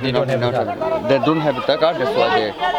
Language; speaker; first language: English; non-native, learner; Rohingya